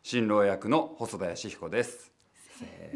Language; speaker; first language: Japanese; native; Japanese